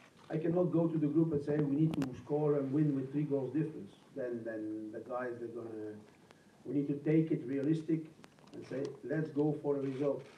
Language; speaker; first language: English; non-native, fluent; Dutch